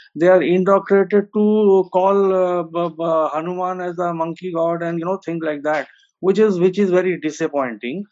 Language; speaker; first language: English; non-native, local second language; Hindi